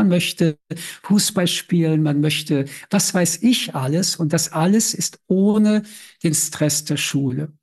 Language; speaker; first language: German; early bilingual, other home language; French